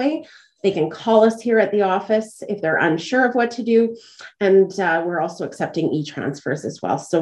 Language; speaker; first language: English; native; English